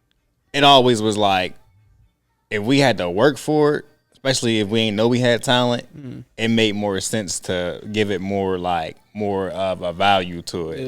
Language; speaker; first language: English; native; English